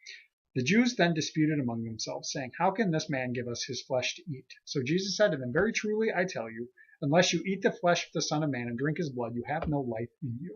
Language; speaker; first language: English; native; English